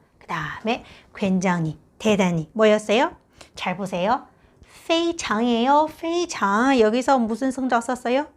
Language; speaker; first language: Korean; non-native, fluent; Chinese